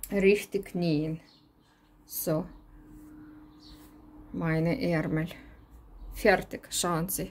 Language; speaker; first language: German; non-native, learner; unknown